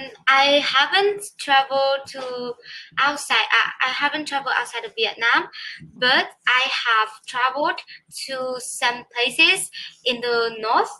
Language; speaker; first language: English; non-native, learner; Vietnamese